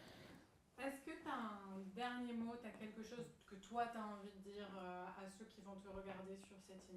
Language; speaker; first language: French; native; French